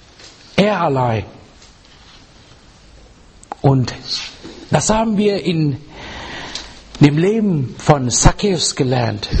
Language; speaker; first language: German; non-native, learner; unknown